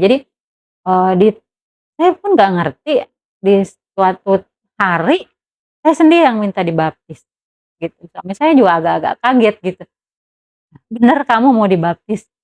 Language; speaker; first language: Indonesian; non-native, local second language; Sundanese